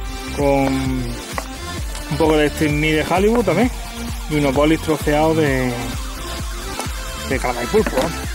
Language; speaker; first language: Spanish; native; Spanish